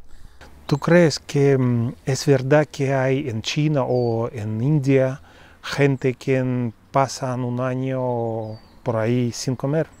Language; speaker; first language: Spanish; non-native, fluent; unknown